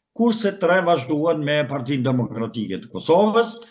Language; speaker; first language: Albanian; native; Albanian